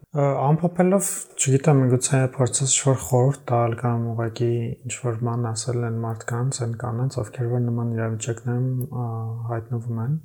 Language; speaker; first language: Armenian; native; Armenian